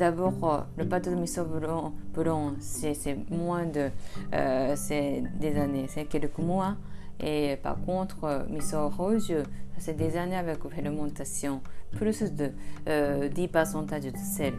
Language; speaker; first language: French; non-native, learner; Japanese